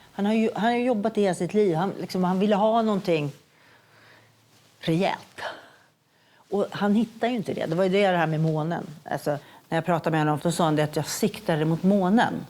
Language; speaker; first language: Swedish; native; Swedish